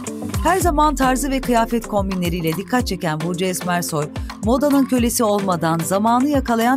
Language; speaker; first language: Turkish; native; Turkish